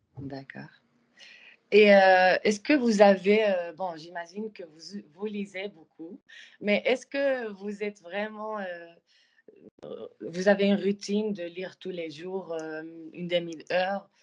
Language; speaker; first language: French; non-native, fluent; Spanish